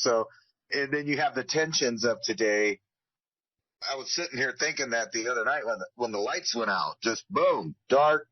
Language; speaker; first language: English; native; English